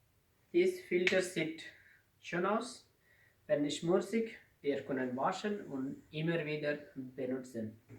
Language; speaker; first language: German; non-native, learner; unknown